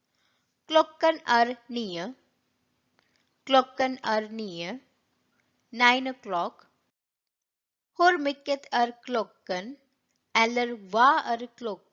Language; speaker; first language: Swedish; non-native, learner; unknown